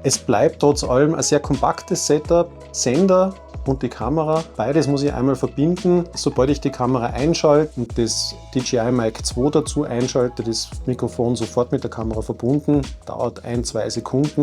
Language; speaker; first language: German; native; German